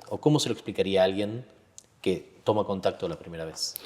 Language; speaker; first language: Spanish; native; Spanish